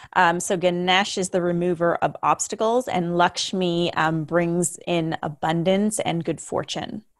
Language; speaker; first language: English; early bilingual, other home language; Hindi